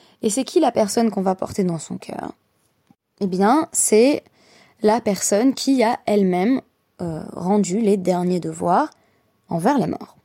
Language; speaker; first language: French; native; French